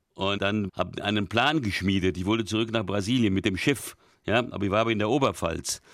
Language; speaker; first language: German; early bilingual, other home language; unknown